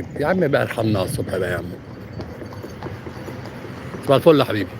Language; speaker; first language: Arabic; native; Arabic